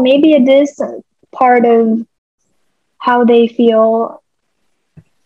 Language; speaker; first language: English; early bilingual, other home language; Bosnian